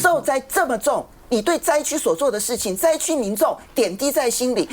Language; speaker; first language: Chinese; native; Chinese